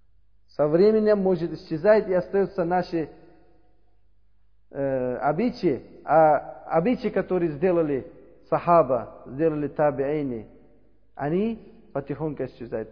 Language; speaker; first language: Russian; non-native, learner; Uzbek